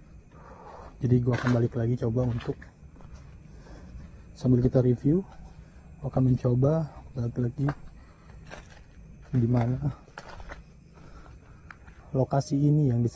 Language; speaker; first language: Indonesian; native; Indonesian